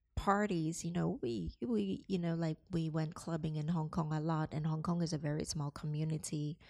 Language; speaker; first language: English; non-native, local second language; Cantonese